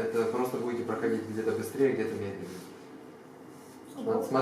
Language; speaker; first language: Russian; native; Russian